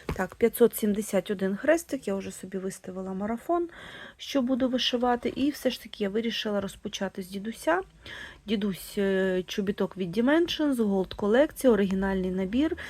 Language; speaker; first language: Ukrainian; non-native, local second language; Russian